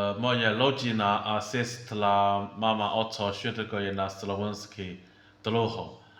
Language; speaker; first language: Slovak; non-native, learner; Chinese